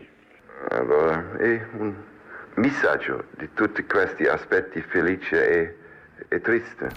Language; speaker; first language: Italian; non-native, fluent; French